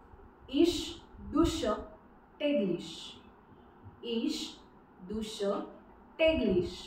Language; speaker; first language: German; non-native, fluent; Marathi